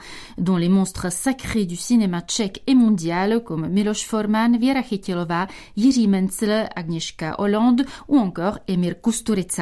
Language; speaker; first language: French; native; French